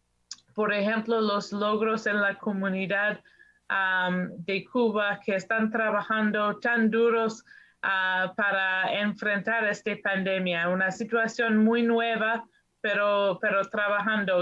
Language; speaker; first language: Spanish; non-native, learner; English